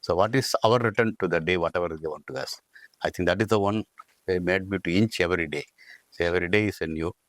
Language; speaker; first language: English; non-native, local second language; Tamil